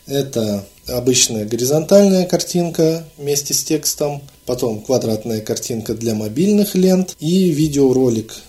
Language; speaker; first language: Russian; native; Russian